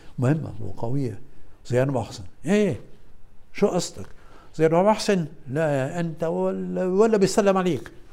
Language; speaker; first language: Arabic; non-native, fluent; German